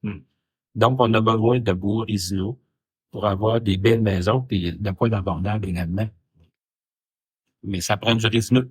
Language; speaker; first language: French; native; French